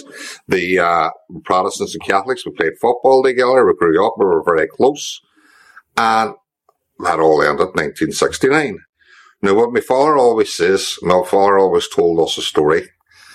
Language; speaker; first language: English; native; English